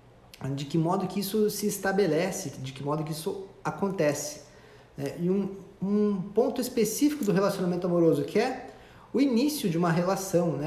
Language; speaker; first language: Portuguese; native; Portuguese